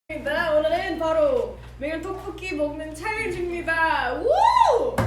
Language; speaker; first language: Korean; non-native, learner; English